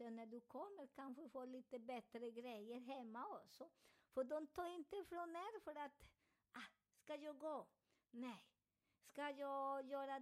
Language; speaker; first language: Swedish; non-native, fluent; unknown